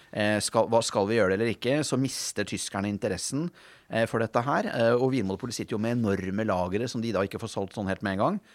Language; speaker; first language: Norwegian; native; Norwegian